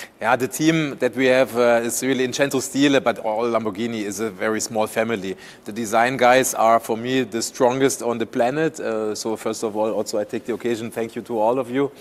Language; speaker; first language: English; non-native, fluent; German